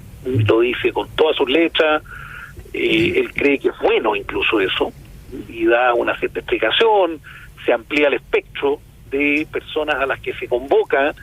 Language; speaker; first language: Spanish; native; Spanish